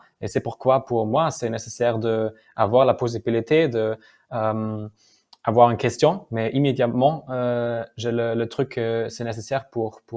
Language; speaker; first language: French; non-native, learner; German